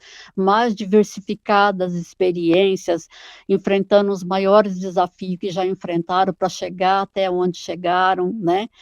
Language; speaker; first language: Portuguese; native; Portuguese